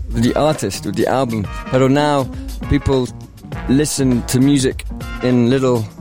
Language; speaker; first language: English; native; English